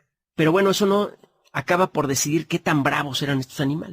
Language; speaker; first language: Spanish; native; Spanish